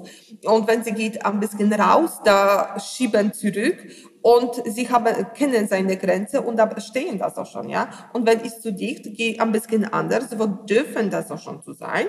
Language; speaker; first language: German; non-native, learner; Polish